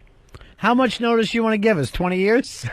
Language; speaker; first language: English; native; English